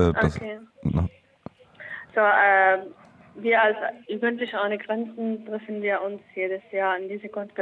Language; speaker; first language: German; non-native, learner; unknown